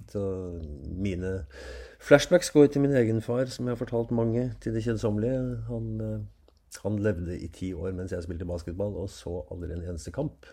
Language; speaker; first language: Norwegian; native; Norwegian